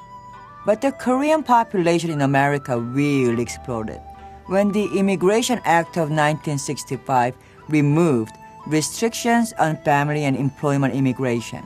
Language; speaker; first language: English; non-native, fluent; Korean